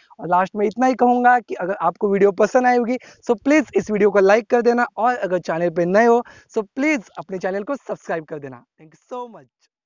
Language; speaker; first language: Hindi; non-native, local second language; Marathi